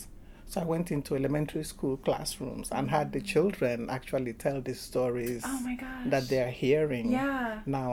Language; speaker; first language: English; non-native, local second language; Igbo